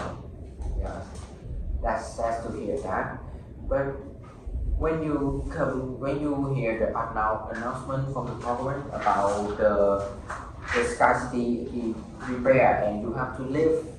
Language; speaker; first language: English; non-native, learner; Vietnamese